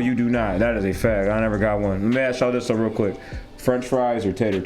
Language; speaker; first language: English; native; English